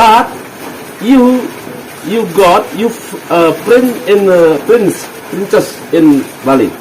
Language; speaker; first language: English; non-native, learner; Indonesian